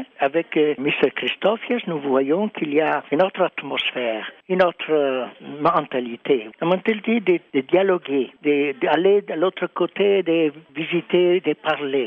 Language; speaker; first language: French; non-native, fluent; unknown